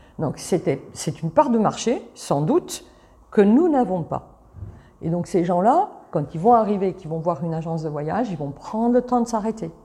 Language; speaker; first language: French; early bilingual, other home language; Italian